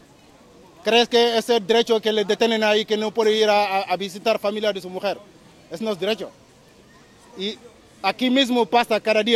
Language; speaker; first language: Spanish; non-native, learner; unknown